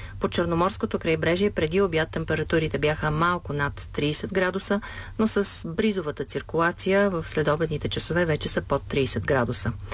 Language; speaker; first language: Bulgarian; native; Bulgarian